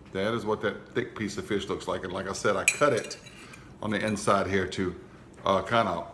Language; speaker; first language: English; native; English